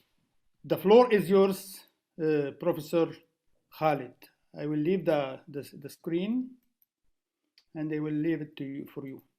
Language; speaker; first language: English; non-native, fluent; Arabic